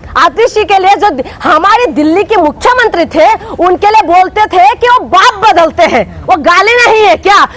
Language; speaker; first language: Hindi; non-native, local second language; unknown